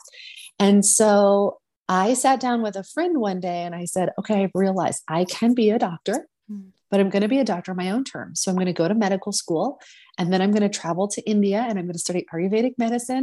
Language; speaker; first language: English; native; English